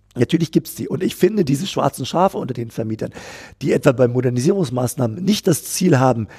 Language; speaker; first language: German; native; German